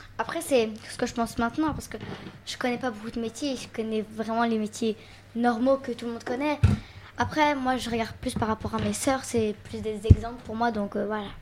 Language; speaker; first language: French; native; French